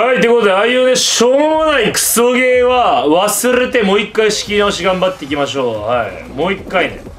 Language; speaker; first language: Japanese; non-native, fluent; Russian